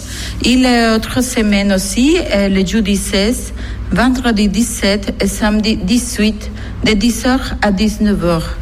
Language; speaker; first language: French; non-native, learner; Spanish